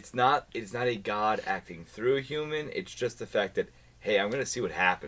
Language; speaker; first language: English; native; English